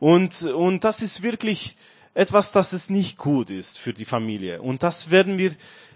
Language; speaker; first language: German; non-native, learner; Romanian